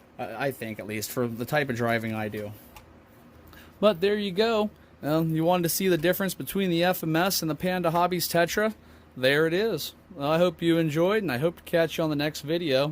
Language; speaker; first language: English; native; English